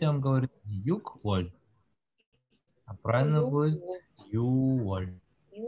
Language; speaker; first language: Russian; non-native, fluent; Korean